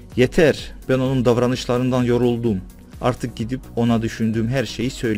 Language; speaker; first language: Turkish; non-native, fluent; Russian